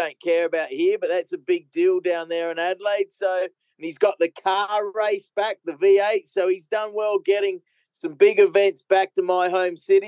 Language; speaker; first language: English; native; English